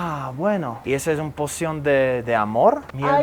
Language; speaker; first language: Spanish; non-native, learner; Slovak